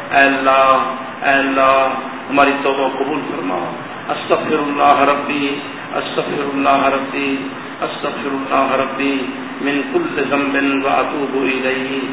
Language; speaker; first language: Urdu; non-native, local second language; Saraiki